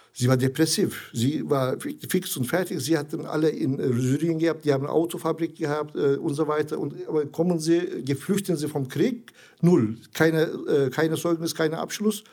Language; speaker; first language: German; non-native, learner; Turkish